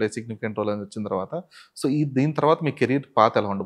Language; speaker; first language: Telugu; native; Telugu